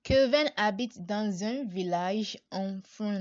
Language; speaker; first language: French; non-native, learner; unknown